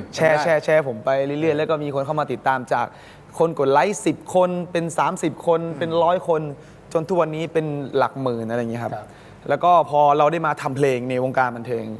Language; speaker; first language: Thai; native; Thai